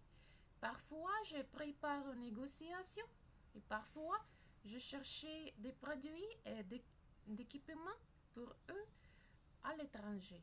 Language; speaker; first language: French; non-native, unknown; Russian